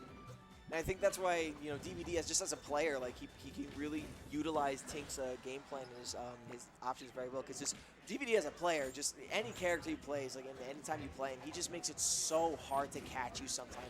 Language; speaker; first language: English; native; English